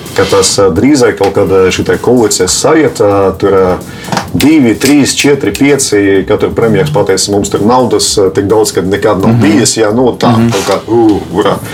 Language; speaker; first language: Latvian; non-native, local second language; Russian